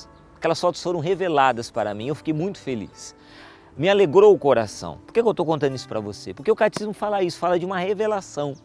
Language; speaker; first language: Portuguese; native; Portuguese